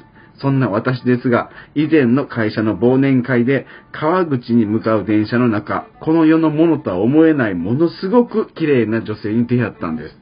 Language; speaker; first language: Japanese; native; Japanese